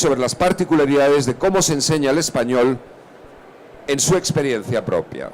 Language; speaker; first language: Spanish; native; Spanish